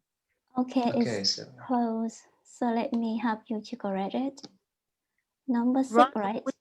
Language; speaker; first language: English; non-native, learner; Vietnamese